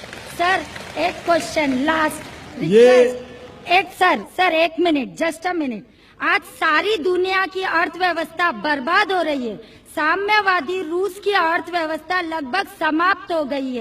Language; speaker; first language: Hindi; non-native, local second language; Marathi